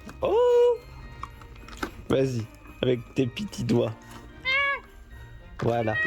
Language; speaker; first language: French; native; French